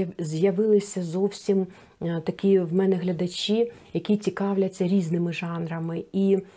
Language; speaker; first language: Ukrainian; non-native, local second language; Russian